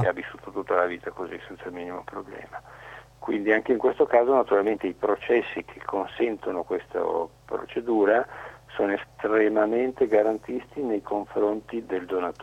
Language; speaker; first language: Italian; native; Italian